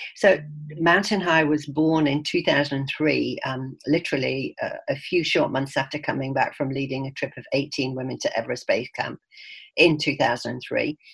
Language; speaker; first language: English; native; English